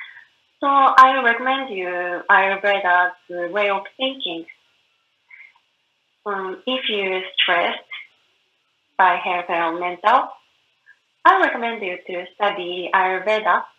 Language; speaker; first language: English; non-native, learner; Japanese